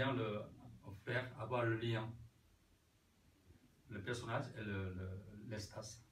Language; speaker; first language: French; non-native, learner; Korean